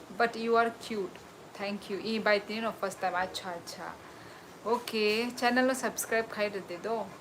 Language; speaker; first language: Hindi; non-native, local second language; Kok Borok